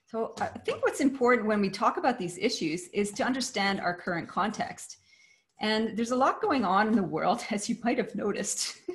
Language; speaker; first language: English; native; English